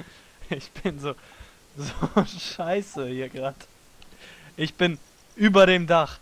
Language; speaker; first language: German; native; German